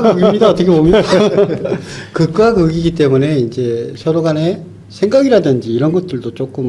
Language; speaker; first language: Korean; native; Korean